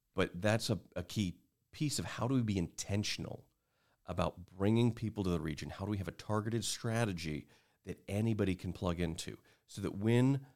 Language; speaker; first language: English; native; English